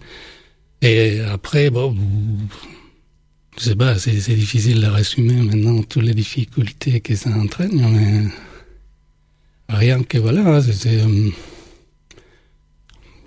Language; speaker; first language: French; non-native, fluent; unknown